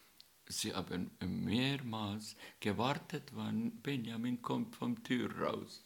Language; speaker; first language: German; non-native, learner; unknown